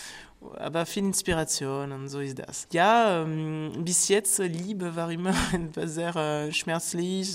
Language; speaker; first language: German; non-native, fluent; French